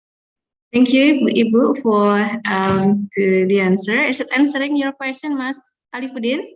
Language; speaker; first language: English; non-native, fluent; Indonesian